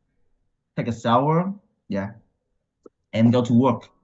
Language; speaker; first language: English; non-native, learner; Vietnamese